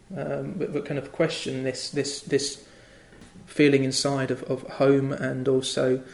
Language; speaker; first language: English; native; English